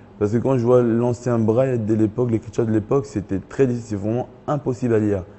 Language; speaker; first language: French; early bilingual, other home language; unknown